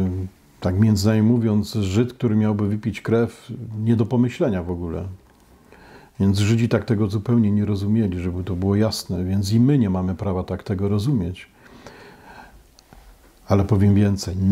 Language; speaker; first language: Polish; native; Polish